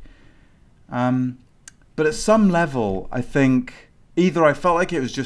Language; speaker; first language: English; native; English